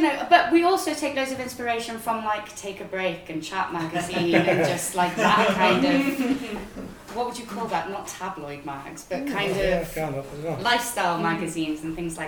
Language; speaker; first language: English; native; English